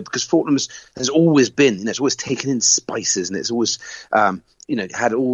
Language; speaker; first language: English; native; English